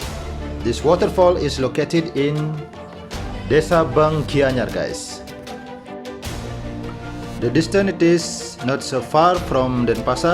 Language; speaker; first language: English; non-native, local second language; Indonesian